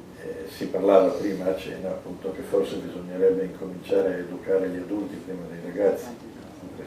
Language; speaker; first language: Italian; native; Italian